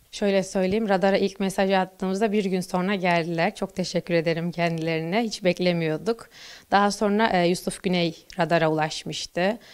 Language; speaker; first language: Turkish; native; Turkish